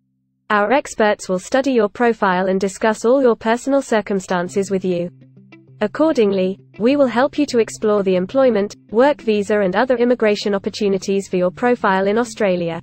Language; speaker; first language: English; non-native, local second language; Hindi